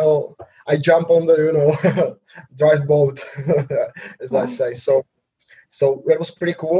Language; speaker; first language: English; non-native, learner; Slovak